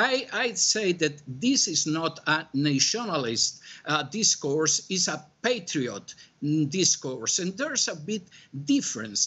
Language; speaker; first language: English; non-native, fluent; Spanish